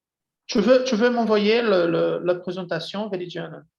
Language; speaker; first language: French; non-native, fluent; Portuguese